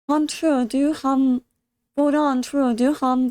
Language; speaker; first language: Norwegian; non-native, learner; English